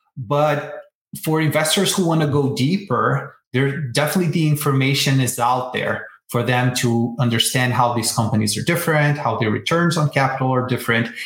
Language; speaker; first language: English; non-native, fluent; Portuguese